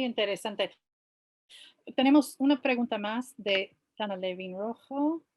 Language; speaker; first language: Spanish; non-native, fluent; English